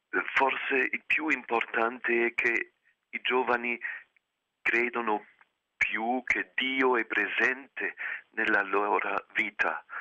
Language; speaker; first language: Italian; non-native, fluent; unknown